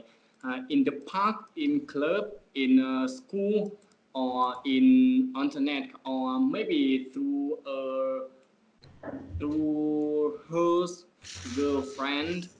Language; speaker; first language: English; non-native, learner; Vietnamese